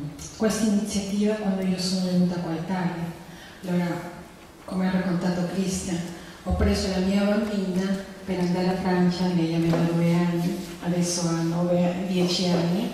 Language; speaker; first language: Italian; non-native, fluent; Spanish